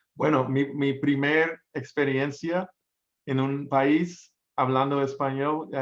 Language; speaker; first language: Spanish; non-native, fluent; English